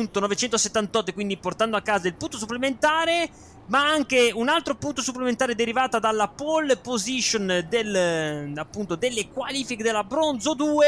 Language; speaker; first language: Italian; native; Italian